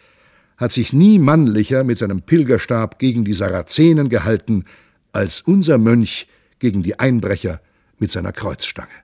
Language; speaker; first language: German; native; German